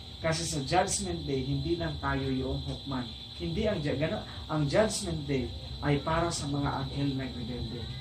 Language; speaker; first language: Filipino; non-native, local second language; Cebuano